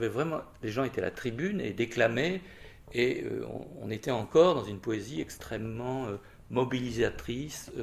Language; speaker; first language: French; native; French